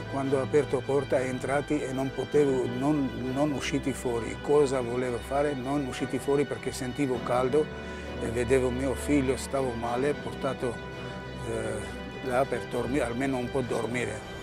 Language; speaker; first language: Italian; non-native, learner; Armenian